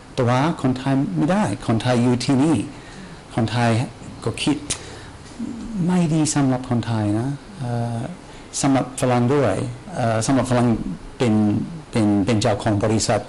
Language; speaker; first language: Thai; non-native, learner; English